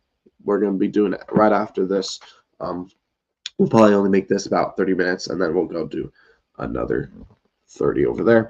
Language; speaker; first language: English; native; English